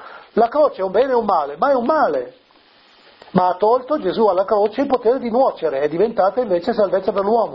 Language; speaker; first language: Italian; native; Italian